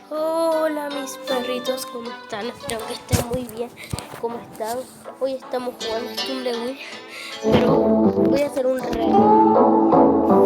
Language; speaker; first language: Spanish; native; Spanish